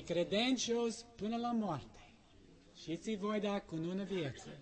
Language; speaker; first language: Romanian; non-native, learner; English